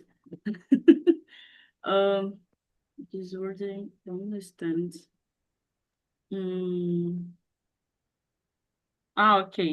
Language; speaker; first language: English; non-native, learner; Portuguese